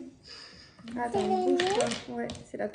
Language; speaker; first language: French; native; French